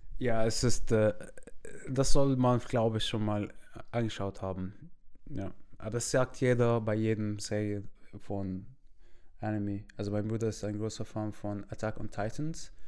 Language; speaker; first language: German; non-native, fluent; Arabic